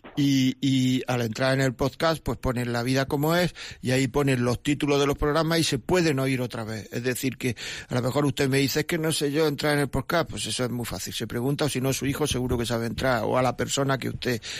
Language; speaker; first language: Spanish; native; Spanish